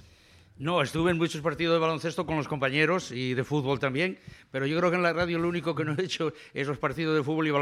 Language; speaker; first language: Spanish; native; Spanish